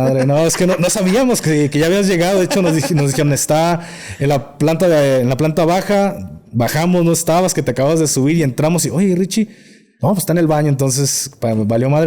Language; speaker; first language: Spanish; native; Spanish